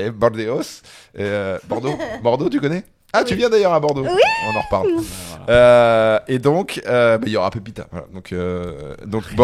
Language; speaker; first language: French; native; French